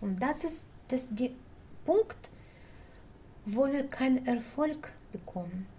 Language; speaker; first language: German; non-native, learner; Russian